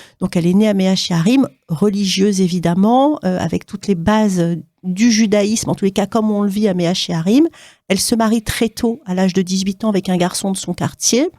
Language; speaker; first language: French; native; French